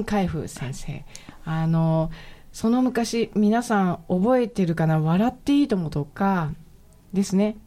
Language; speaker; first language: Japanese; native; Japanese